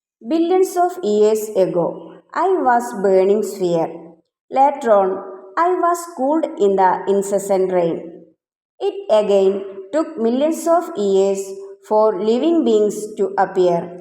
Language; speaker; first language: English; non-native, local second language; Malayalam